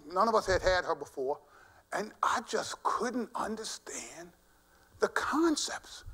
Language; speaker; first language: English; native; English